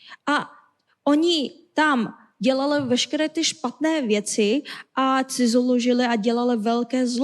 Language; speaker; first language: Czech; non-native, fluent; Korean